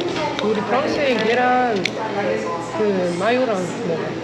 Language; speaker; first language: Korean; non-native, learner; French